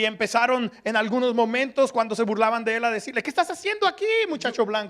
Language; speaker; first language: Spanish; early bilingual, heritage; Spanish